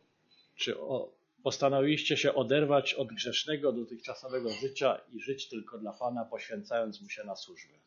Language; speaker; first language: Polish; native; Polish